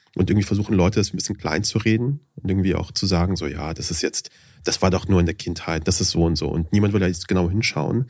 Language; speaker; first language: German; early bilingual, other home language; Persian